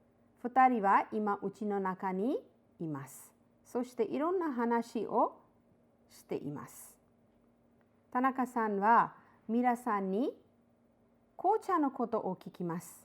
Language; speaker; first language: Japanese; non-native, fluent; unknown